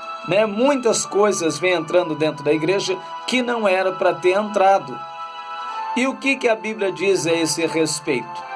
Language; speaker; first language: Portuguese; native; Portuguese